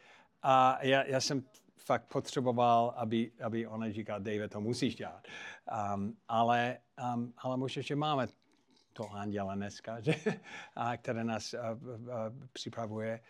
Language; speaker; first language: Czech; non-native, fluent; English